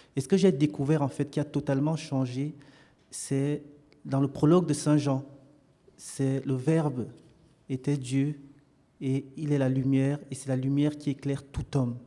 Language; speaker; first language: French; native; French